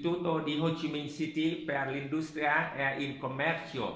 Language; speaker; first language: Italian; non-native, learner; Vietnamese